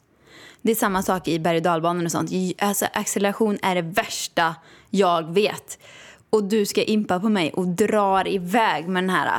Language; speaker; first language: Swedish; native; Swedish